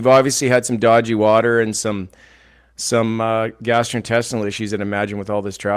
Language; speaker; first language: English; native; English